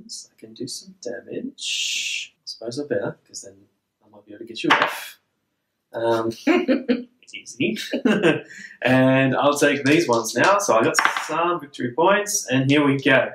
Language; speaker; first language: English; native; English